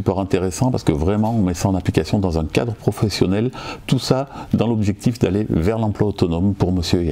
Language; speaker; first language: French; native; French